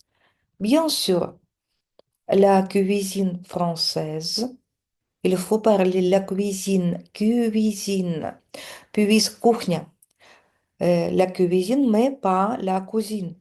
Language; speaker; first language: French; non-native, fluent; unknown